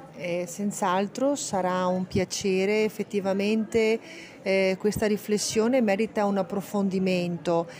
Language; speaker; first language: Italian; native; Italian